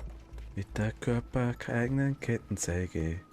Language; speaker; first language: German; native; German